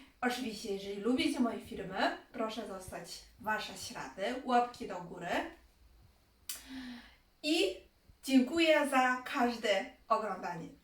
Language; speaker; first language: Polish; non-native, learner; Chinese